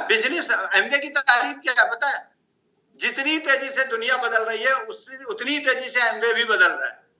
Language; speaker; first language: Hindi; native; Hindi